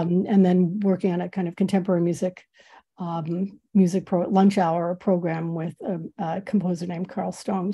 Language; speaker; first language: English; native; English